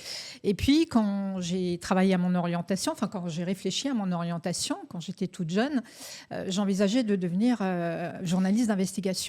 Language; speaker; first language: French; native; French